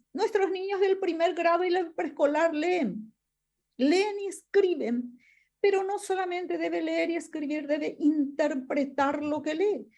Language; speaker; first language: Spanish; non-native, local second language; Guarani